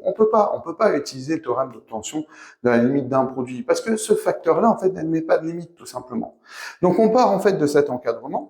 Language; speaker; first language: French; native; French